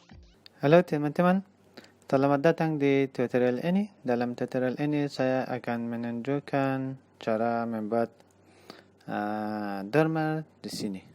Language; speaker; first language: Indonesian; non-native, learner; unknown